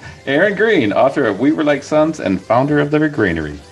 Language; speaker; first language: English; native; English